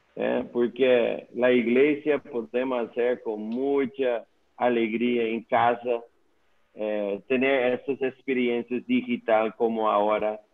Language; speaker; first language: Spanish; non-native, learner; Dutch